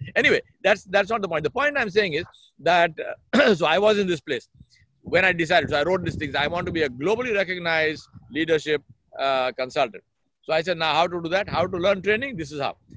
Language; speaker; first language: English; non-native, local second language; Urdu